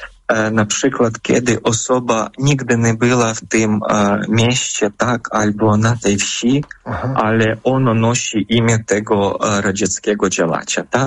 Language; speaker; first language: Polish; non-native, fluent; Ukrainian